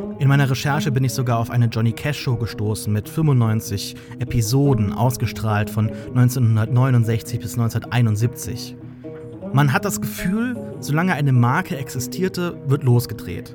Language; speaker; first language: German; native; German